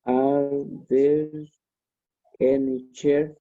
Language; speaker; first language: English; non-native, learner; Spanish